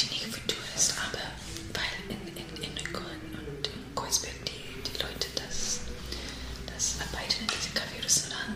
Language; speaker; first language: German; non-native, learner; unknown